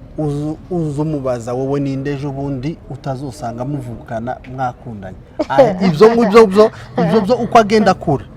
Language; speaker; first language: Kinyarwanda; native; Kinyarwanda